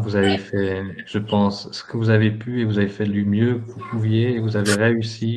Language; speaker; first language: French; native; French